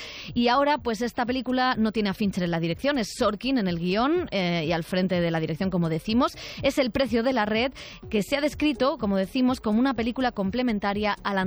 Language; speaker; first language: Spanish; native; Spanish